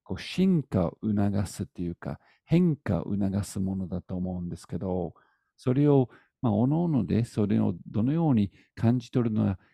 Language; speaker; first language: Japanese; non-native, fluent; English